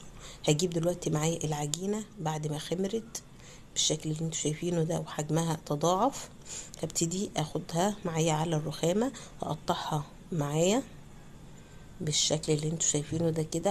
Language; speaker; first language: Arabic; native; Arabic